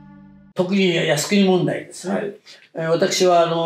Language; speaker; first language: Japanese; native; Japanese